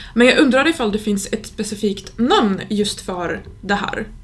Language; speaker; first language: Swedish; non-native, fluent; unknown